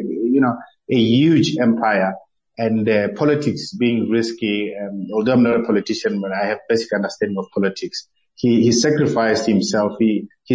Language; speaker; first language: English; non-native, local second language; Southern Sotho